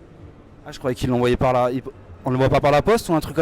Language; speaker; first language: French; native; French